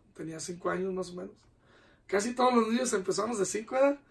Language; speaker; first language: Spanish; native; Spanish